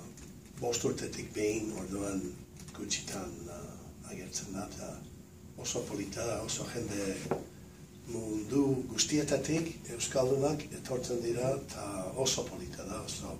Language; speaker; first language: Basque; early bilingual, heritage; Basque